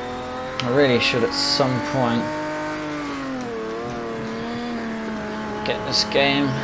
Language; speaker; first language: English; native; English